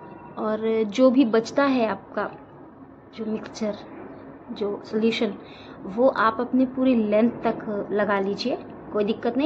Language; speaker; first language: Hindi; native; Hindi